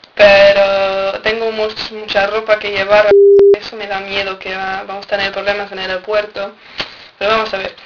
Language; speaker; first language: Spanish; non-native, fluent; English